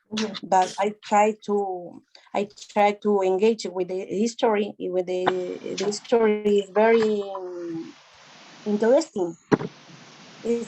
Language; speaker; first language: English; non-native, learner; Spanish